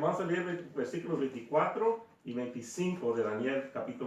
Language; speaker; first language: Spanish; early bilingual, heritage; Spanish